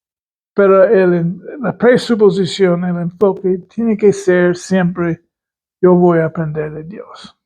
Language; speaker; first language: Spanish; non-native, fluent; English